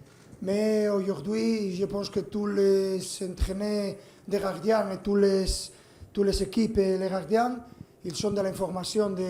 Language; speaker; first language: French; non-native, fluent; Spanish